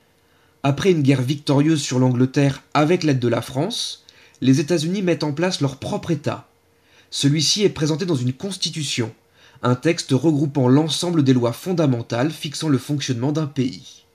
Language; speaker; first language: French; native; French